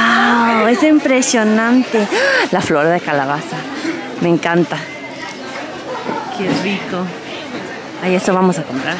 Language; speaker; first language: Spanish; non-native, fluent; English